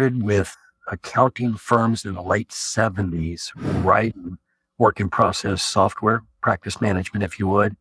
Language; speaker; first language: English; native; English